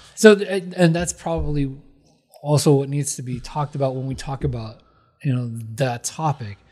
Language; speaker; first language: English; early bilingual, other home language; Filipino